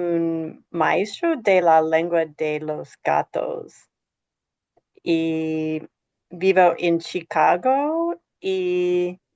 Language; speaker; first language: Spanish; non-native, fluent; English